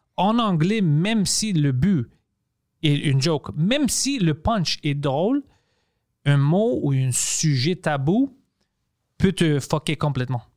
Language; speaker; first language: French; non-native, local second language; English